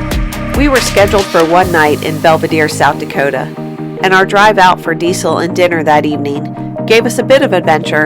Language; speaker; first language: English; native; English